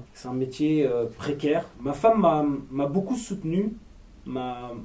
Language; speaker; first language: French; native; French